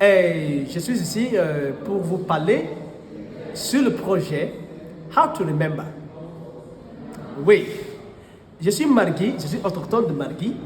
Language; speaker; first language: French; non-native, fluent; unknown